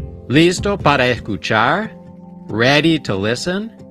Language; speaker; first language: Spanish; native; Spanish